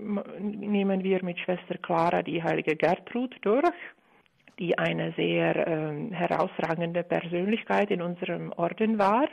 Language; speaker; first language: German; non-native, fluent; Czech